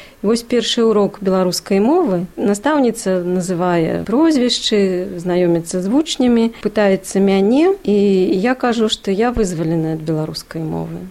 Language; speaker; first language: Belarusian; non-native, local second language; Russian